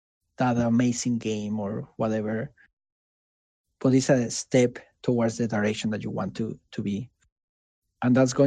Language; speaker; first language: English; non-native, fluent; Spanish